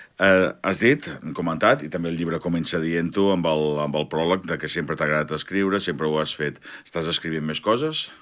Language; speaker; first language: Catalan; native; Catalan